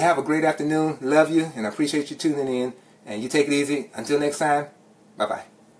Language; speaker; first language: English; native; English